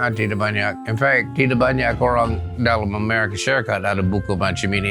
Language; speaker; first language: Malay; non-native, learner; English